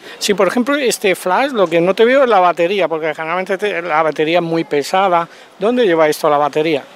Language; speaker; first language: Spanish; native; Spanish